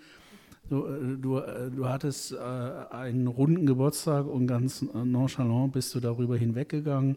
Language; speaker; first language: German; native; German